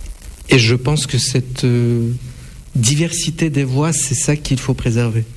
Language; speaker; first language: French; non-native, fluent; Russian